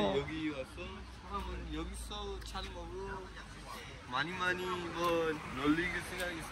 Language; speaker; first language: Korean; non-native, learner; Urdu